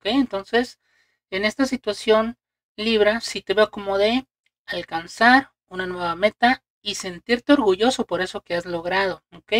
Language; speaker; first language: Spanish; native; Spanish